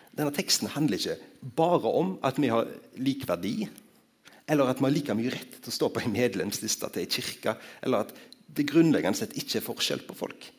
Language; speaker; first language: Norwegian; native; Norwegian